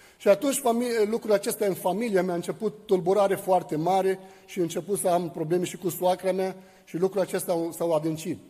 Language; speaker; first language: Romanian; non-native, fluent; Arabic